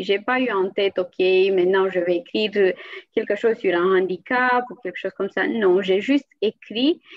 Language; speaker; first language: French; non-native, fluent; Romanian